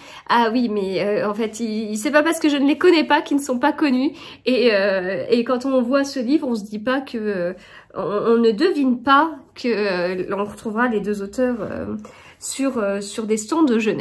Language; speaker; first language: French; native; French